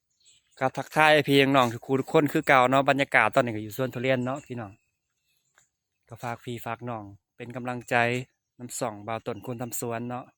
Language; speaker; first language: Thai; non-native, local second language; Northeastern Thai